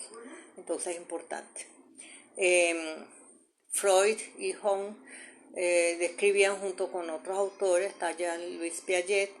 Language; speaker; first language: Spanish; native; Spanish